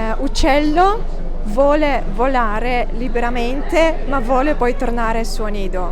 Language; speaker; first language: Italian; non-native, learner; Ukrainian